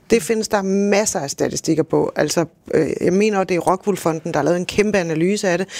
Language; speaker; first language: Danish; native; Danish